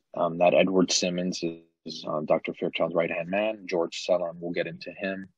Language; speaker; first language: English; native; English